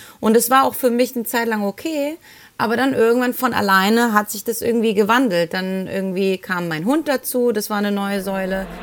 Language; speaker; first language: German; early bilingual, other home language; Spanish